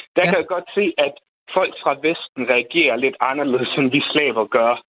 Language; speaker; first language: Danish; non-native, fluent; Croatian